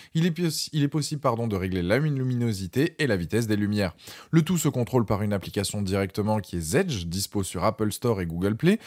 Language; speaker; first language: French; native; French